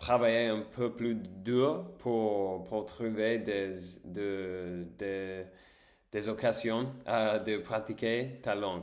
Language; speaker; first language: French; non-native, learner; English